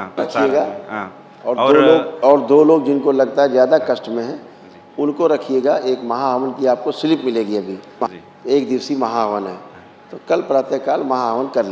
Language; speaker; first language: Hindi; native; Hindi